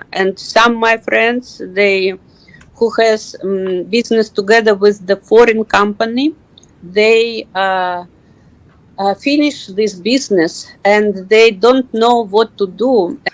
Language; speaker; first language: English; non-native, learner; Russian